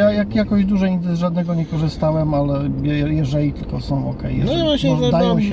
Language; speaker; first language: Polish; native; Polish